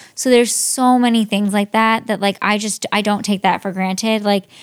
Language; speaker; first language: English; native; English